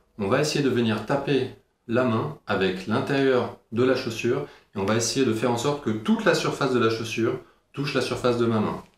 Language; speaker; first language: French; native; French